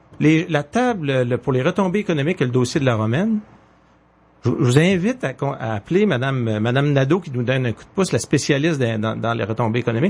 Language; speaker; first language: French; native; French